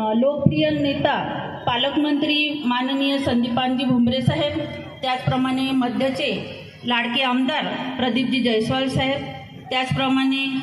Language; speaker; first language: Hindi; non-native, local second language; Marathi